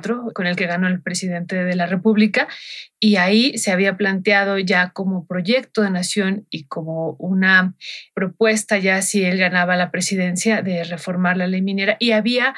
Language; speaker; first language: Spanish; native; Spanish